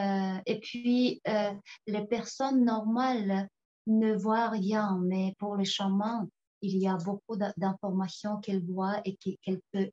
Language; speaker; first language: French; non-native, fluent; Tuvinian